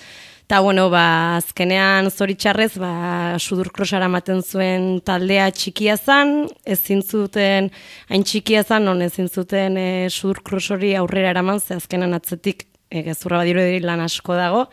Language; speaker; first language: Basque; native; Basque